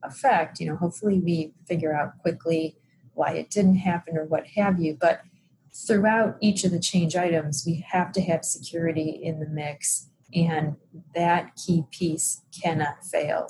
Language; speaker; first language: English; native; English